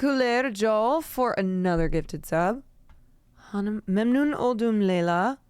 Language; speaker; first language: Turkish; non-native, learner; English